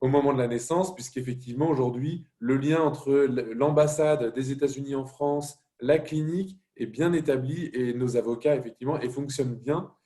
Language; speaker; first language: French; native; French